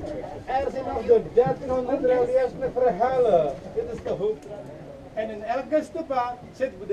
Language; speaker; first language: Dutch; non-native, learner; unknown